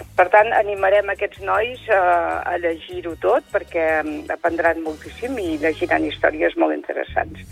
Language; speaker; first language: Catalan; native; Catalan